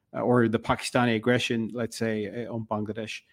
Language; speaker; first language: English; non-native, fluent; Turkish